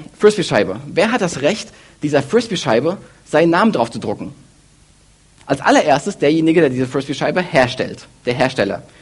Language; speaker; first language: German; early bilingual, other home language; Russian